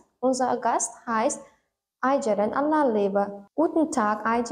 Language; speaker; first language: German; non-native, learner; Turkmen